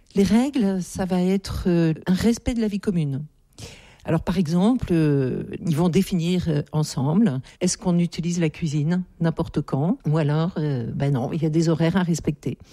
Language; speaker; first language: French; native; French